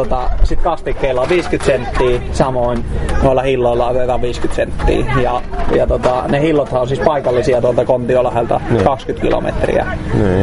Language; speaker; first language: Finnish; native; Finnish